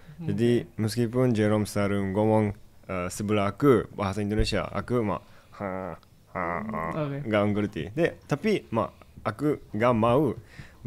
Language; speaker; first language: Indonesian; non-native, fluent; Japanese